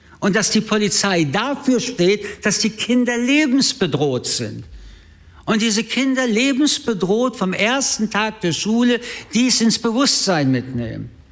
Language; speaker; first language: German; early bilingual, other home language; French